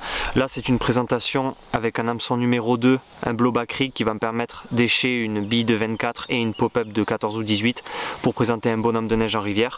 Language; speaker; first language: French; native; French